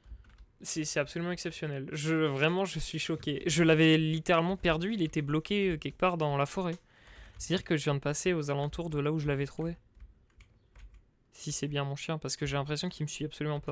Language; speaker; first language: French; native; French